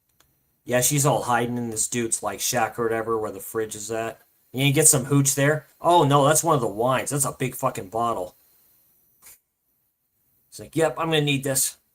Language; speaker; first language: English; native; English